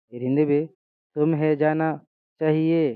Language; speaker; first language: Hindi; non-native, learner; Bangla